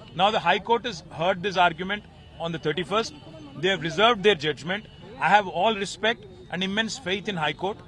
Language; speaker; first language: English; non-native, local second language; Telugu